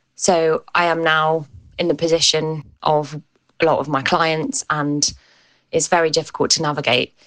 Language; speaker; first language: English; native; English